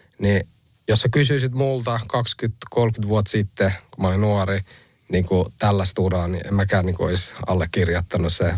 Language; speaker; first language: Finnish; early bilingual, other home language; Albanian